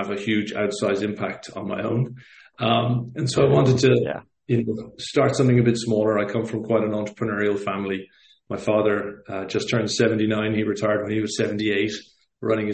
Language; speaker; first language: English; native; English